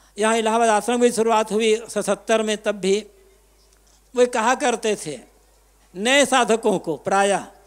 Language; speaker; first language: Hindi; native; Hindi